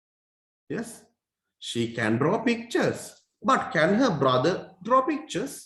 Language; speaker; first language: English; non-native, local second language; Sinhala